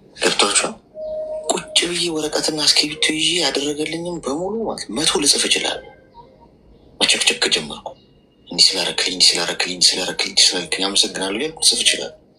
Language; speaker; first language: Amharic; native; Amharic